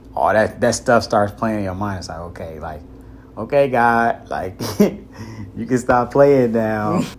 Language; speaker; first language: English; native; English